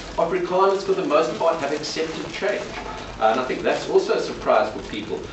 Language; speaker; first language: English; native; English